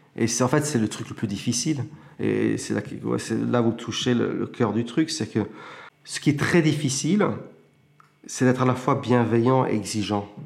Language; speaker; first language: French; early bilingual, heritage; French